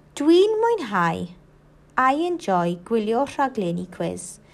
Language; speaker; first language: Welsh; non-native, local second language; English